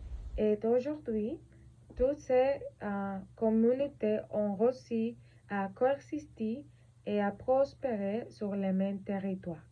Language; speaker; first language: French; non-native, learner; Spanish